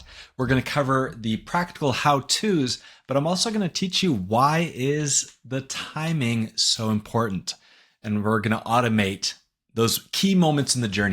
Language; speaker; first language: English; native; English